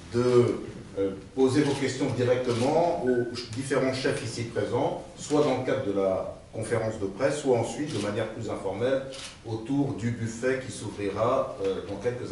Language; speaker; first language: French; native; French